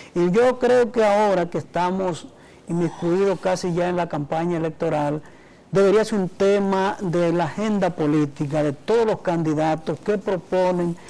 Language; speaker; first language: Spanish; native; Spanish